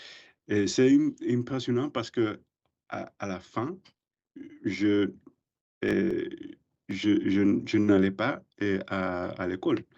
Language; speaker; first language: French; non-native, learner; English